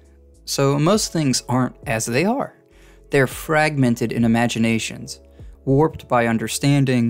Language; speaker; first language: English; native; English